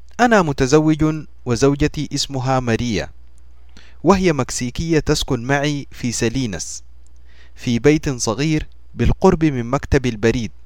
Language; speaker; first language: Arabic; non-native, learner; English